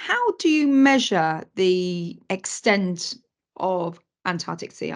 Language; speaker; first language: English; native; English